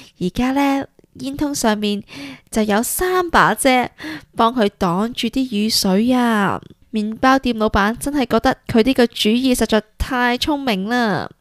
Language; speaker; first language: Cantonese; early bilingual, heritage; Cantonese